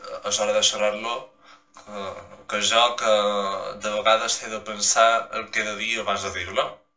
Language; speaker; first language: Catalan; non-native, local second language; Spanish